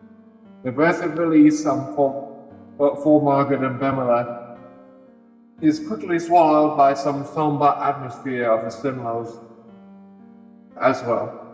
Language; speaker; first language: English; native; English